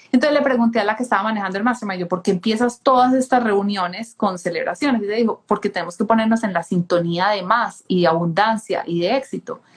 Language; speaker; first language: Spanish; native; Spanish